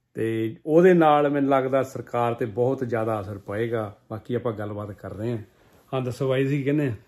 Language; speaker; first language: Punjabi; early bilingual, heritage; Punjabi